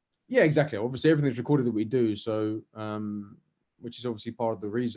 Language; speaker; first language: English; native; English